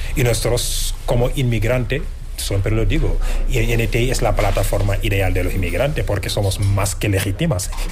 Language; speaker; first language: Spanish; non-native, fluent; Wolof